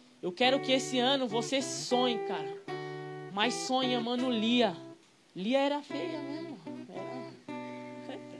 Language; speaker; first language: Portuguese; native; Portuguese